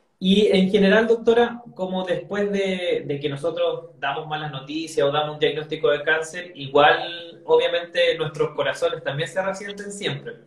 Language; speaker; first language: Spanish; native; Spanish